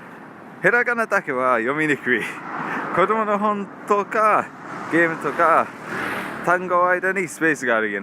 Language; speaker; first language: Japanese; non-native, learner; English